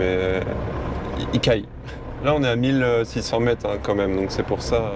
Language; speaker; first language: French; native; French